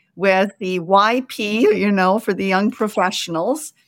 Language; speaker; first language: English; native; English